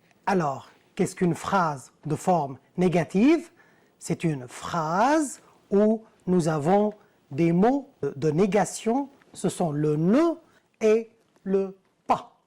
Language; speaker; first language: French; non-native, fluent; Arabic